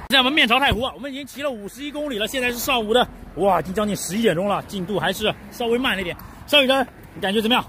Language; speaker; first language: Chinese; native; Chinese